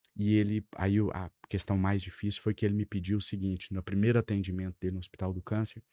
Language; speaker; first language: Portuguese; native; Portuguese